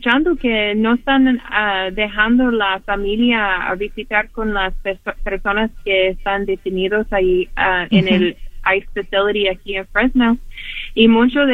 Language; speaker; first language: Spanish; early bilingual, heritage; Spanish